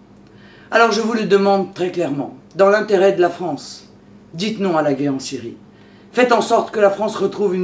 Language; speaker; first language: French; native; French